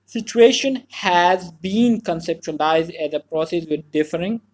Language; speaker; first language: English; non-native, local second language; Urdu